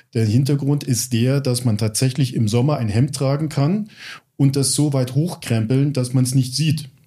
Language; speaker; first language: German; early bilingual, other home language; English